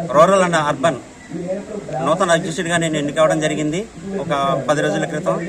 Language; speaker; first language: Telugu; native; Telugu